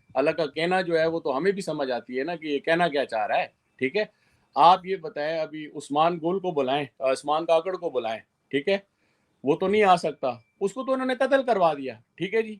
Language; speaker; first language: Urdu; non-native, local second language; Sindhi